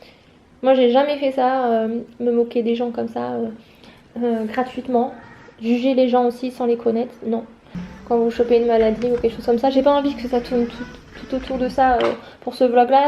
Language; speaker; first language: French; native; French